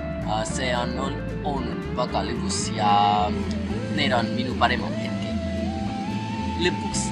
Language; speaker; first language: Estonian; non-native, learner; Thai